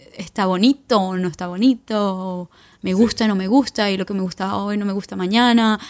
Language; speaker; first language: Spanish; native; Spanish